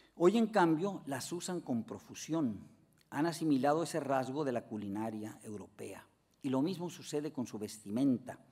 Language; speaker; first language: Spanish; native; Spanish